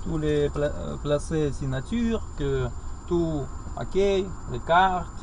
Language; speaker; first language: French; non-native, learner; Russian